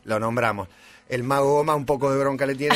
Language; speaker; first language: Spanish; native; Spanish